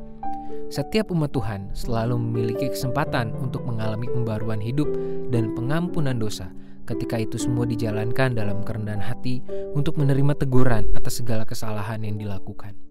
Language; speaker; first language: Indonesian; native; Indonesian